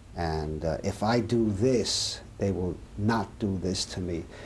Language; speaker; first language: English; early bilingual, other home language; Serbian